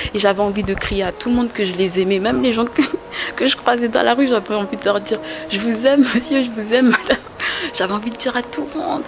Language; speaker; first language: French; early bilingual, other home language; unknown